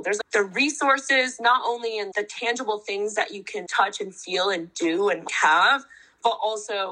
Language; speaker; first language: English; native; English